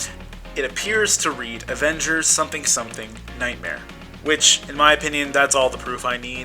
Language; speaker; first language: English; native; English